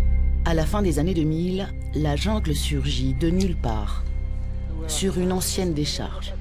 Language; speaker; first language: French; native; French